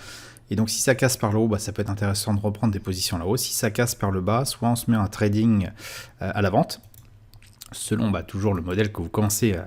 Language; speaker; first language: French; native; French